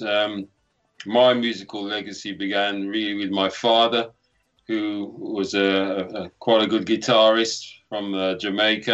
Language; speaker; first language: English; native; English